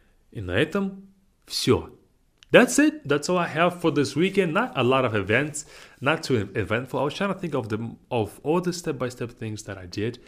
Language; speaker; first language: English; non-native, fluent; Russian